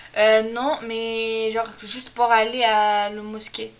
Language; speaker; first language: French; non-native, local second language; Arabic